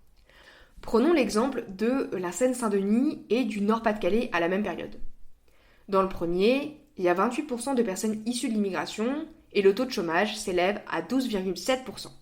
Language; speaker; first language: French; native; French